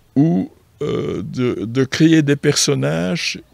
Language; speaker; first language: French; native; French